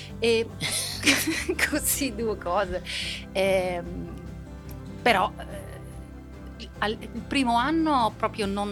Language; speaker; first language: Italian; non-native, fluent; Dutch